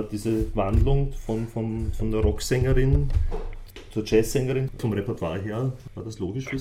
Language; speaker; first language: German; native; German